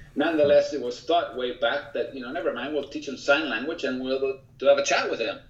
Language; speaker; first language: English; early bilingual, other home language; Spanish